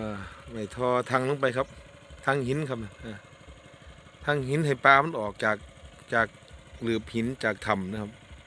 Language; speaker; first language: Thai; native; Thai